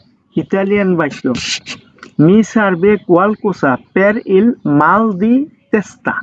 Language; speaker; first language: Italian; non-native, fluent; Bangla